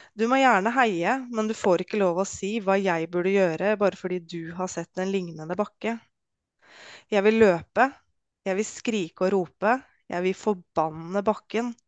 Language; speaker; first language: Norwegian; native; Norwegian